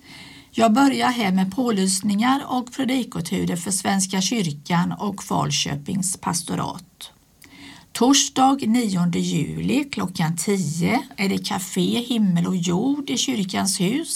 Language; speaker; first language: Swedish; native; Swedish